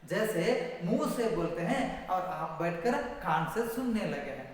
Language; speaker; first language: Hindi; non-native, local second language; Kannada